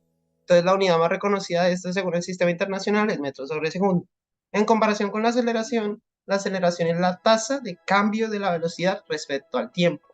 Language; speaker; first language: Spanish; native; Spanish